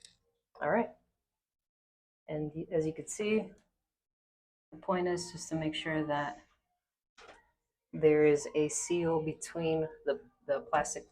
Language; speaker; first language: English; native; English